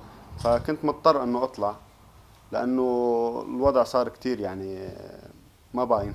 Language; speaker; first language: Arabic; native; Arabic